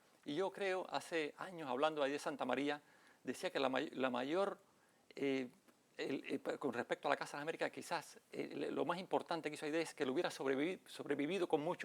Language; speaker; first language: Spanish; native; Spanish